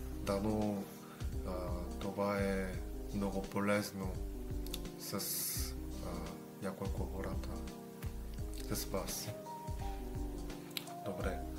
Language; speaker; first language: Bulgarian; non-native, learner; Korean